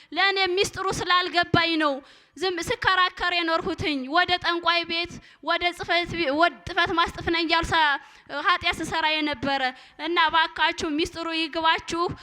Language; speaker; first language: Amharic; native; Amharic